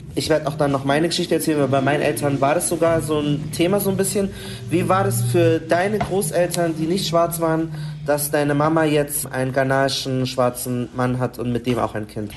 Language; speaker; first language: German; early bilingual, other home language; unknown